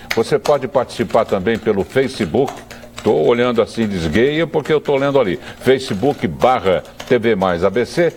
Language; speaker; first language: Portuguese; native; Portuguese